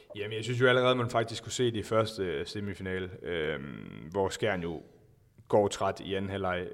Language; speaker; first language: Danish; native; Danish